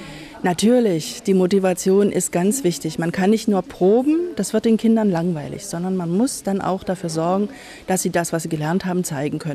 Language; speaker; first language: German; native; German